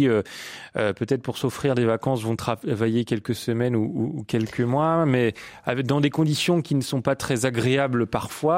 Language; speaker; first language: French; native; French